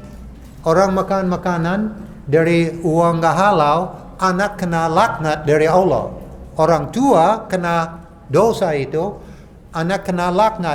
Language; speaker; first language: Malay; non-native, fluent; English